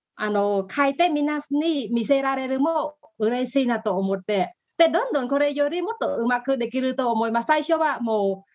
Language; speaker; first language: Japanese; non-native, fluent; Khmer